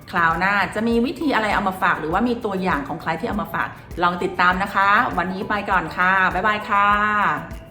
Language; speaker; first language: Thai; native; Thai